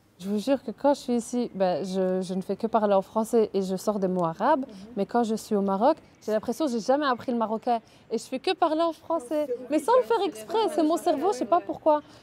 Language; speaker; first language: French; early bilingual, other home language; Arabic